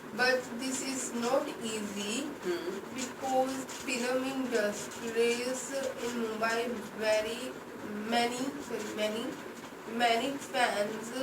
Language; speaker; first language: English; non-native, local second language; Hindi